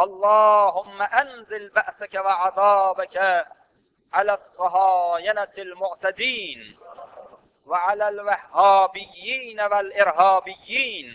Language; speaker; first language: Arabic; non-native, fluent; Persian